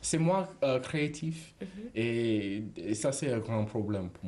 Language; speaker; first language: French; non-native, learner; English